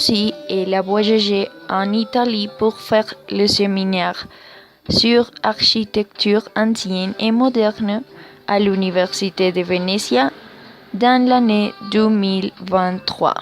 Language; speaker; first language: French; non-native, learner; Spanish